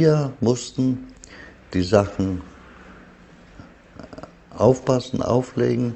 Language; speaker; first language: German; non-native, learner; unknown